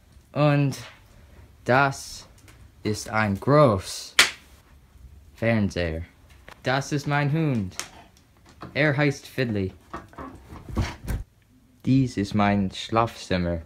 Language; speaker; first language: German; non-native, learner; English